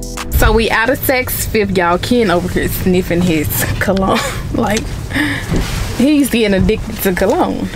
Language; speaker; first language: English; native; English